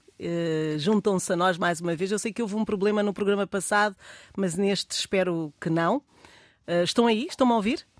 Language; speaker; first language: Portuguese; native; Portuguese